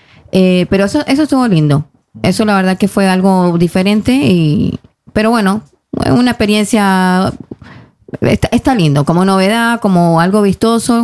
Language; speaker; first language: Spanish; native; Spanish